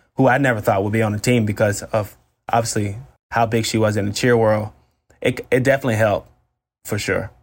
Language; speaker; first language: English; native; English